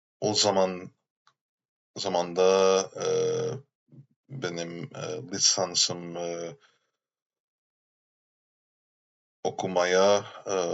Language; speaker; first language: Turkish; non-native, learner; English